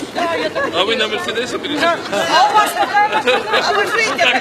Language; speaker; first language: Russian; non-native, local second language; Georgian